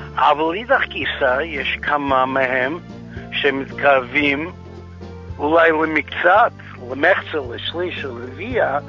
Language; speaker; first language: Hebrew; non-native, fluent; English